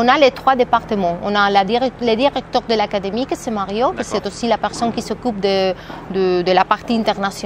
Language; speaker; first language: French; non-native, fluent; Spanish